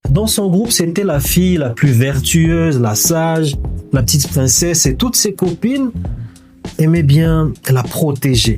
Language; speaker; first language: French; native; French